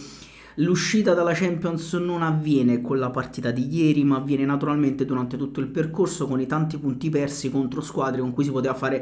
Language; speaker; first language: Italian; native; Italian